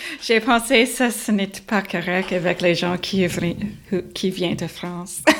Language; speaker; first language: French; non-native, learner; English